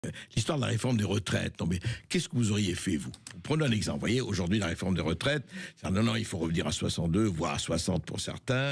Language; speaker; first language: French; native; French